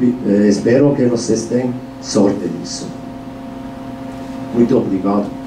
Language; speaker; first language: Portuguese; non-native, fluent; German